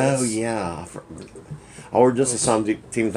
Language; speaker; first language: English; native; English